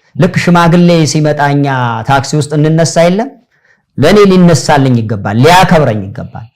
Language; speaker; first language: Amharic; non-native, local second language; Sebat Bet Gurage